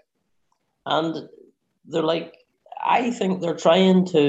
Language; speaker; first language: English; native; English